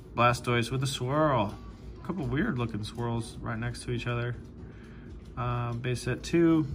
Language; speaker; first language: English; native; English